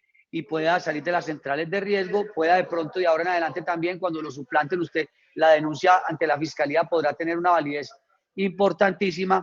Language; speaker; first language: Spanish; native; Spanish